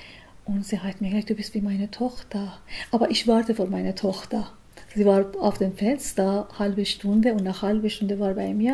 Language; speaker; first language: German; non-native, learner; Persian